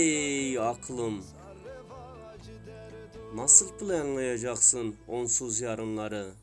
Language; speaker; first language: Turkish; native; Turkish